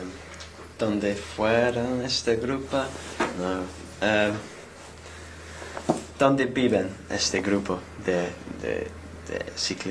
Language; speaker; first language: Spanish; non-native, learner; English